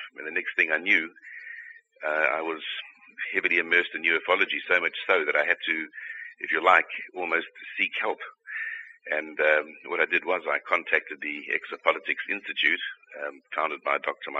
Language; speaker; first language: English; native; English